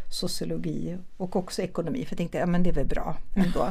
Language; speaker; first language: Swedish; early bilingual, other home language; German